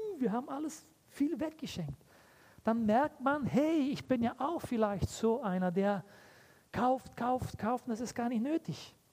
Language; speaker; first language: German; early bilingual, heritage; German